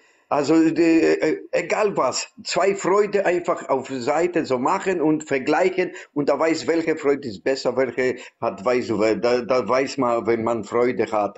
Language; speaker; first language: German; non-native, learner; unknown